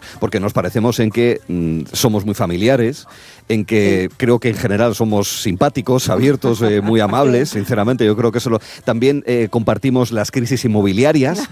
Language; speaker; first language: Spanish; native; Spanish